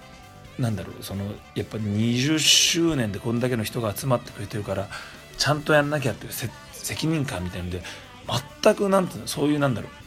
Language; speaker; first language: Japanese; native; Japanese